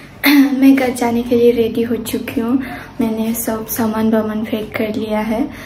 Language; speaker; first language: Hindi; non-native, local second language; Bodo